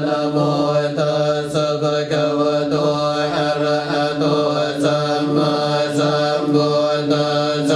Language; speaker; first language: Russian; non-native, learner; Thai